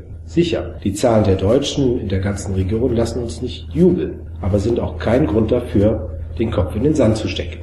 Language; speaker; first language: German; native; German